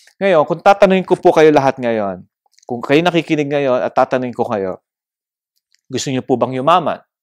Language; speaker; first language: Filipino; native; Filipino